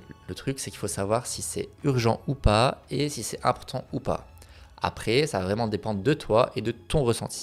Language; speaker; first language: French; native; French